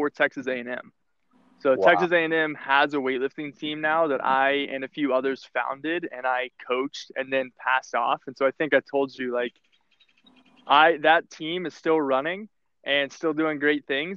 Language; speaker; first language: English; native; English